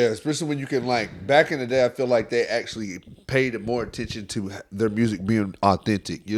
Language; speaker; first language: English; native; English